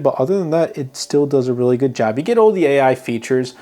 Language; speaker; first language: English; native; English